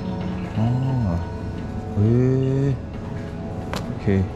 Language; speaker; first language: English; non-native, learner; Thai